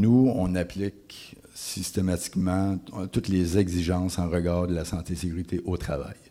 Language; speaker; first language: French; native; French